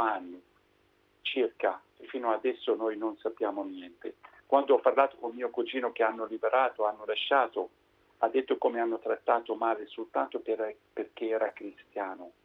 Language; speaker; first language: Italian; non-native, fluent; Arabic